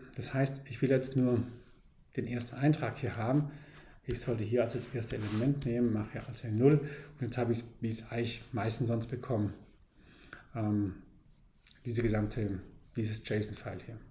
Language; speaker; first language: German; native; German